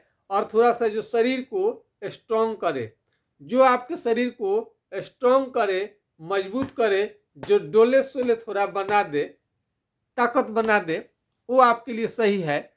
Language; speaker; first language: Hindi; non-native, local second language; Bhojpuri